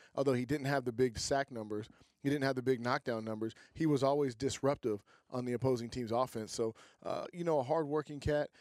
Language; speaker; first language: English; native; English